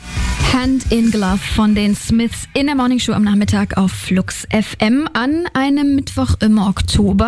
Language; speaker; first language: German; native; German